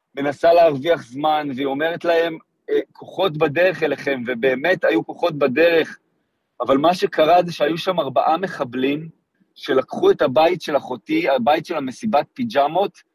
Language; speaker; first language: Hebrew; native; Hebrew